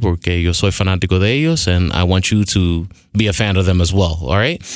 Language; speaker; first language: English; early bilingual, other home language; Spanish